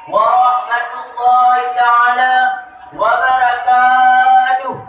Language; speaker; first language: Arabic; non-native, learner; Achinese